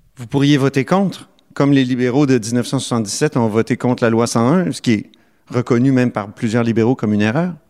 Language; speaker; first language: French; native; French